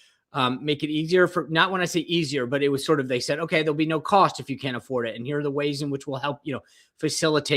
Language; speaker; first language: English; native; English